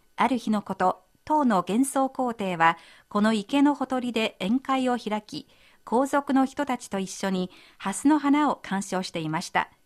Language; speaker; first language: Japanese; non-native, fluent; Chinese